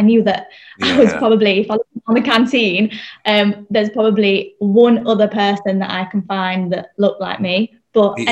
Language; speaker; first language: English; native; English